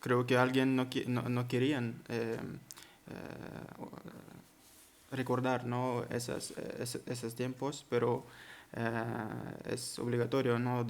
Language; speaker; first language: Spanish; non-native, learner; Kazakh